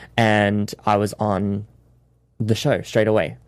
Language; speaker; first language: English; native; English